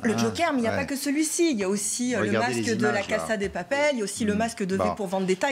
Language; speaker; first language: French; native; French